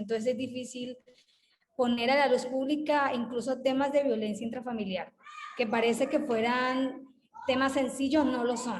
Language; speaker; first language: Spanish; native; Spanish